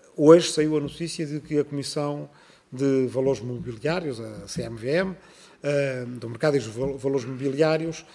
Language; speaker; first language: Portuguese; native; Portuguese